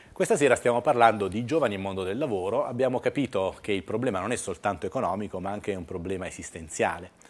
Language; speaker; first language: Italian; native; Italian